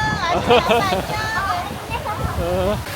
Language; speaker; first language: Korean; early bilingual, heritage; Korean